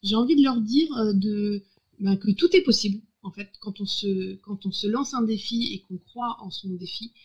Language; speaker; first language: French; native; French